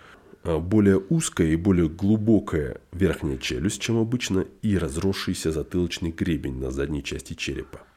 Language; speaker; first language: Russian; native; Russian